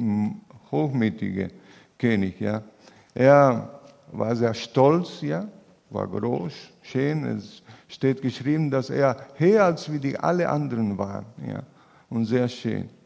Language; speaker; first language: German; non-native, fluent; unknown